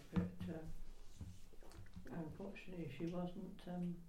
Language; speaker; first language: English; native; English